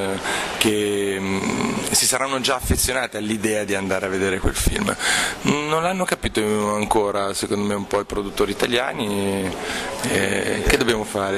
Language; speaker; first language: Italian; native; Italian